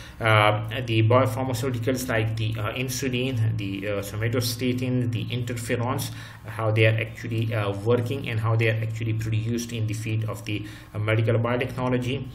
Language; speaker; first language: English; non-native, local second language; Urdu